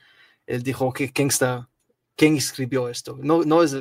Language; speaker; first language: Spanish; non-native, learner; Arabic